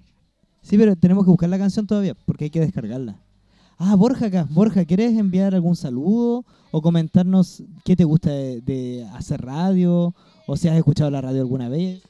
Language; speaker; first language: Spanish; native; Spanish